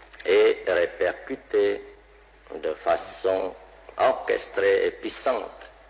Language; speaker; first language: French; non-native, local second language; Vietnamese